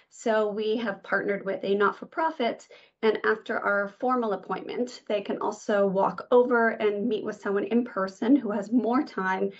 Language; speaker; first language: English; native; English